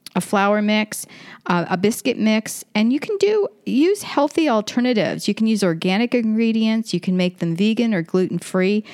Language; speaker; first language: English; native; English